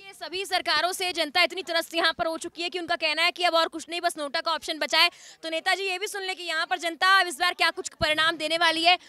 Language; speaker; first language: Hindi; native; Hindi